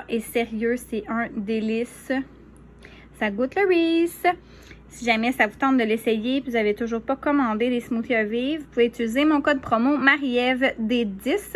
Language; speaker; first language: French; native; French